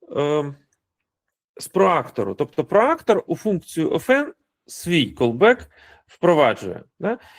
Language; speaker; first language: Ukrainian; non-native, local second language; Russian